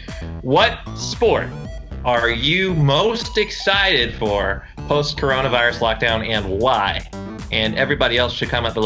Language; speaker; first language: English; native; English